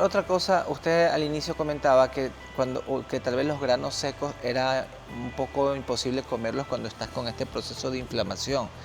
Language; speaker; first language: Spanish; native; Spanish